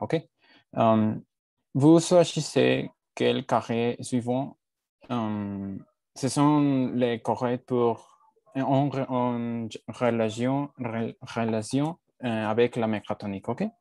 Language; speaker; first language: French; non-native, learner; Spanish